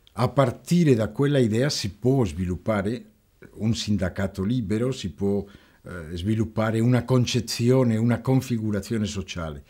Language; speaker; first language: Italian; non-native, fluent; Spanish